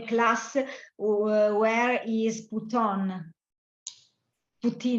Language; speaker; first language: English; non-native, learner; Italian